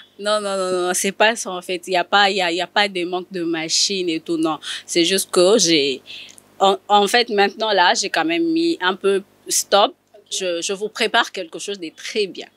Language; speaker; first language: French; non-native, local second language; Lingala